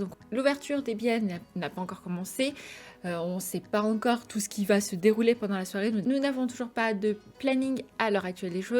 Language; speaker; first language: French; native; French